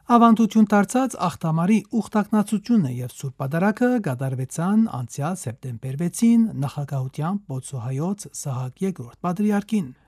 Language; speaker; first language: Armenian; native; Armenian